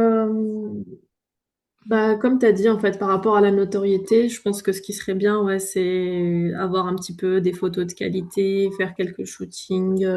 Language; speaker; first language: French; native; French